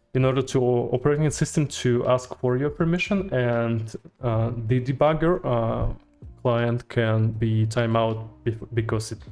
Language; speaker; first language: English; non-native, fluent; Russian